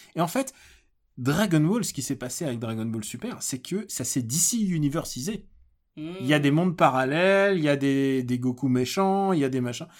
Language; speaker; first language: French; early bilingual, other home language; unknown